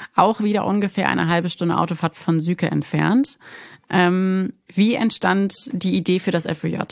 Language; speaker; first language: German; native; German